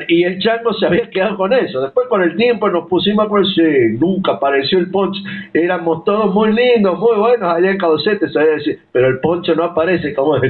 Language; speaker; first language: Spanish; native; Spanish